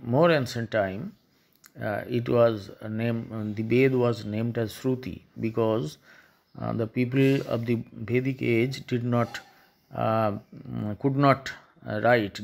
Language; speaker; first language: English; non-native, local second language; Bangla